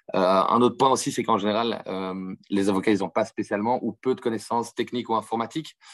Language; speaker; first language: French; native; French